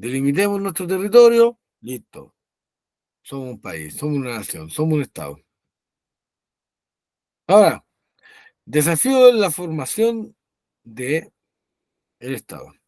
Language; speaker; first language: Spanish; native; Spanish